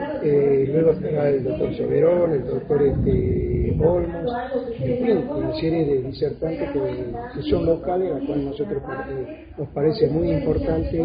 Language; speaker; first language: Spanish; native; Spanish